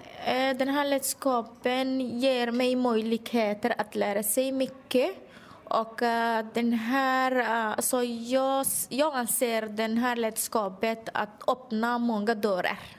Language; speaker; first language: Swedish; non-native, learner; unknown